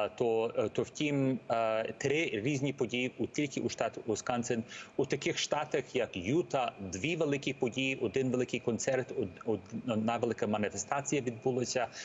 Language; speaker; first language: Ukrainian; early bilingual, heritage; Ukrainian